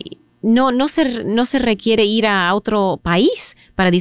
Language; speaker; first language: Spanish; early bilingual, heritage; Spanish